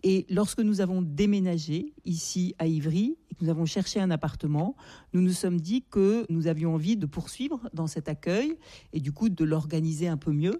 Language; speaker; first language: French; native; French